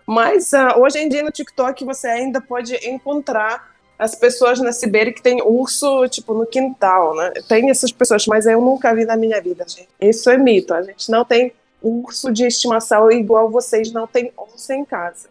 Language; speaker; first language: Portuguese; non-native, fluent; Russian